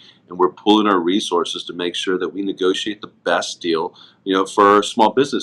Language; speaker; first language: English; native; English